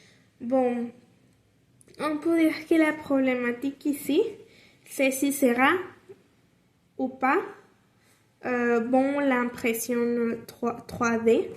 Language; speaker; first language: French; non-native, learner; Spanish